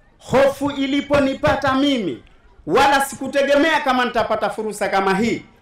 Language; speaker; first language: Swahili; native; Swahili